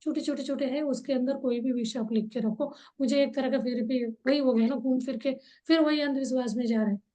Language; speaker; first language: Hindi; non-native, local second language; Kannada